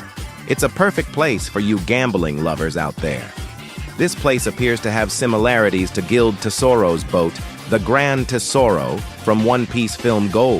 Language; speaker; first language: English; native; English